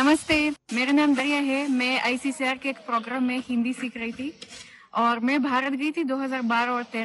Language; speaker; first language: Hindi; non-native, fluent; Russian